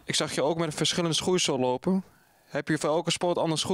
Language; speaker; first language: Dutch; native; Dutch